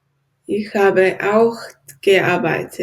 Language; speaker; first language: German; non-native, learner; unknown